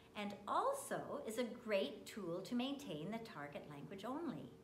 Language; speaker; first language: English; native; English